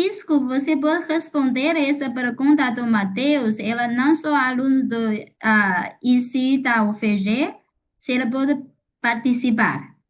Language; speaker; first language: Portuguese; non-native, fluent; Chinese